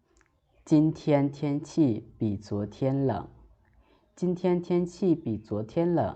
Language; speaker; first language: Chinese; non-native, fluent; Lao